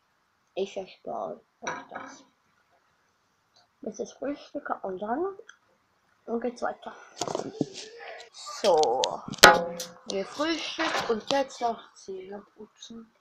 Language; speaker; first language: German; early bilingual, other home language; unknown